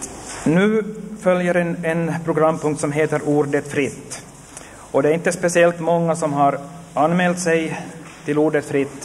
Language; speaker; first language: Swedish; native; Swedish